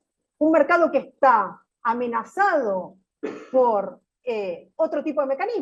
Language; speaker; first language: Spanish; native; Spanish